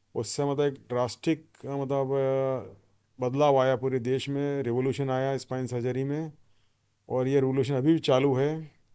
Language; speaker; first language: Hindi; native; Hindi